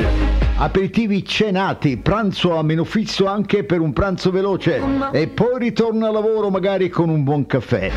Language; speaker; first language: Italian; native; Italian